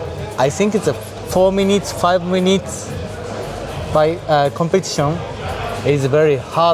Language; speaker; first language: English; non-native, learner; Japanese